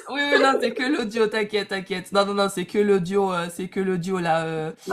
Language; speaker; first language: French; native; French